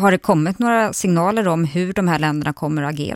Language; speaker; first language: Swedish; native; Swedish